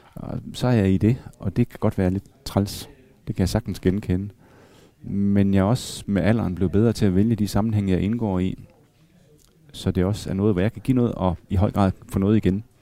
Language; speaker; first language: Danish; native; Danish